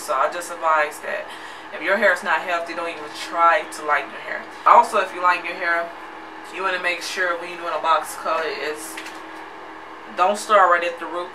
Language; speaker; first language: English; native; English